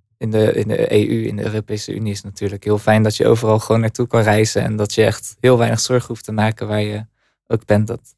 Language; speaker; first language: Dutch; native; Dutch